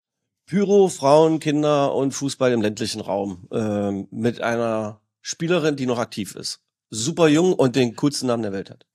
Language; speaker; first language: German; native; German